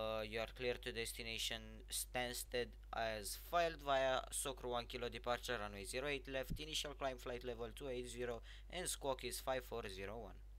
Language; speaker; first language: English; non-native, fluent; Romanian